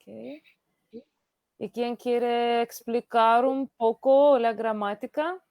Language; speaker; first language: Spanish; non-native, fluent; Lithuanian